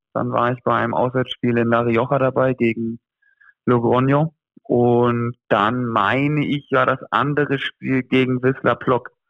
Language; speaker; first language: German; native; German